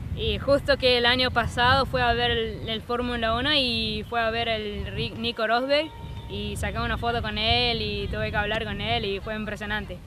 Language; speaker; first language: Spanish; non-native, fluent; English